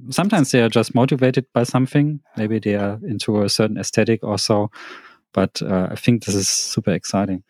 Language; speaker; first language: English; non-native, fluent; German